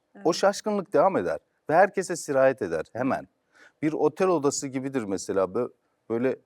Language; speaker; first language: Turkish; native; Turkish